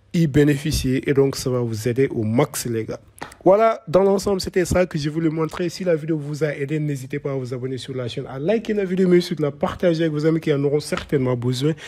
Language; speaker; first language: French; non-native, local second language; Wolof